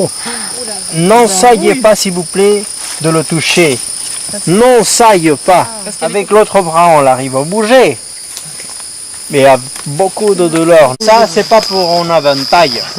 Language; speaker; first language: French; non-native, fluent; Spanish